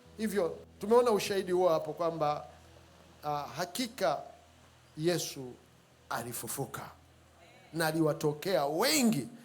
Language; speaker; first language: Swahili; native; Swahili